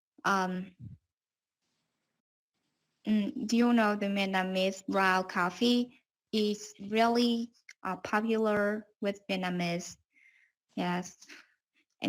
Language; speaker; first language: English; non-native, learner; Vietnamese